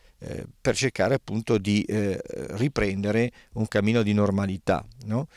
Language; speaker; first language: Italian; native; Italian